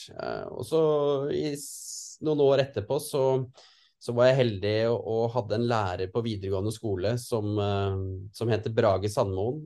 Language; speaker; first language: Norwegian; native; Norwegian